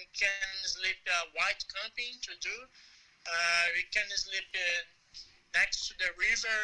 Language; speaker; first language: English; non-native, learner; Portuguese